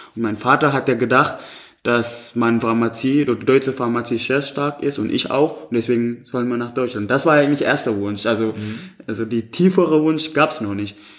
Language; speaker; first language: German; non-native, fluent; Indonesian